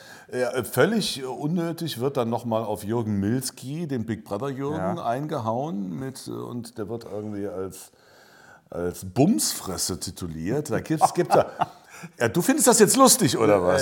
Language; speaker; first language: German; native; German